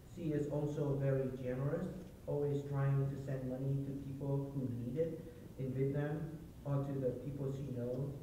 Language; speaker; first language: English; early bilingual, other home language; Vietnamese